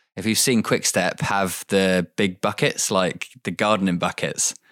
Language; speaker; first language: English; native; English